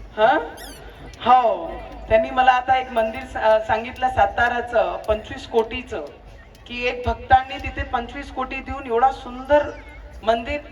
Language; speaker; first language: Marathi; non-native, local second language; Punjabi